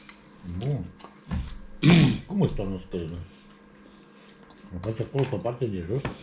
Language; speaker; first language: Romanian; native; Romanian